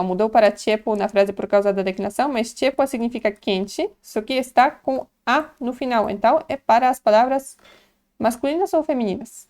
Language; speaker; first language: Portuguese; non-native, fluent; Polish